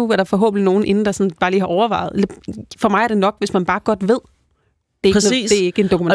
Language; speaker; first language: Danish; native; Danish